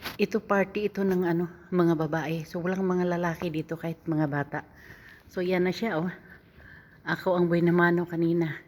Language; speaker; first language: Filipino; non-native, local second language; Cebuano